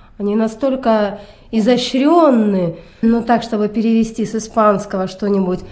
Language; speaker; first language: Russian; native; Russian